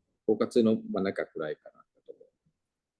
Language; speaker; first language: Japanese; non-native, fluent; Thai